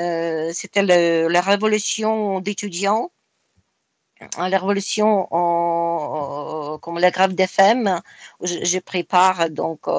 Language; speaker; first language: French; non-native, fluent; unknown